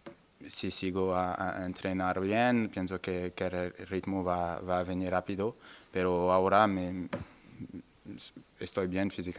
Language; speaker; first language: Spanish; non-native, learner; French